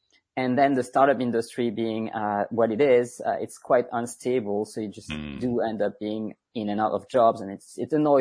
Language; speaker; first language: English; non-native, fluent; French